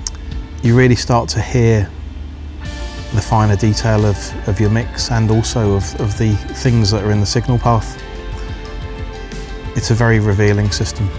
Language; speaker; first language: English; native; English